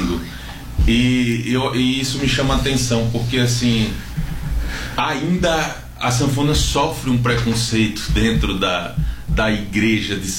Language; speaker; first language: Portuguese; native; Portuguese